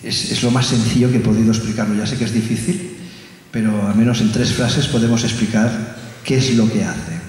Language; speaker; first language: Spanish; native; Spanish